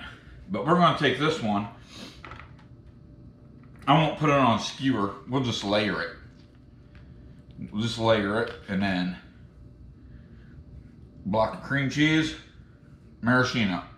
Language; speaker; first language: English; native; English